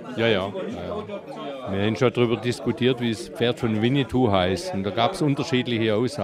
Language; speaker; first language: German; native; German